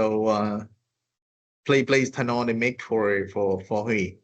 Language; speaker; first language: English; non-native, fluent; Vietnamese